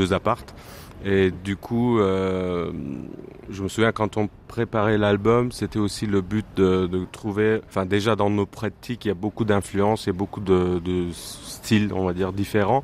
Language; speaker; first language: French; non-native, fluent; Turkish